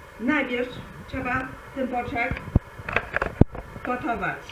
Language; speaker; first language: Polish; non-native, learner; Chinese